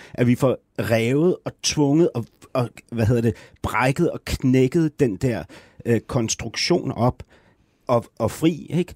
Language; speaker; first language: Danish; native; Danish